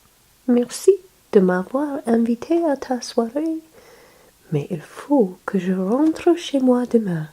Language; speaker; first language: French; non-native, learner; English